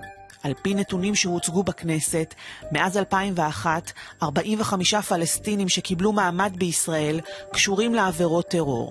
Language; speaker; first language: Hebrew; native; Hebrew